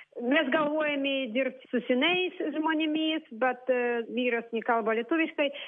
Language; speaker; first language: Lithuanian; non-native, learner; Russian